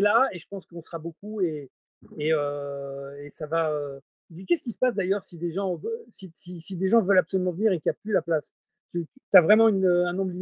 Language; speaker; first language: French; native; French